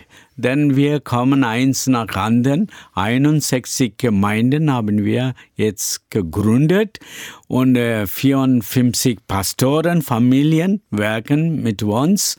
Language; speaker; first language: German; non-native, learner; Tamil